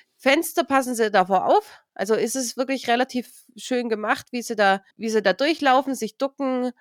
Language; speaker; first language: German; native; German